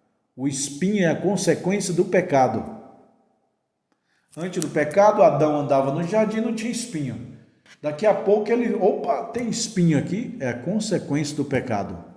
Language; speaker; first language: Portuguese; native; Portuguese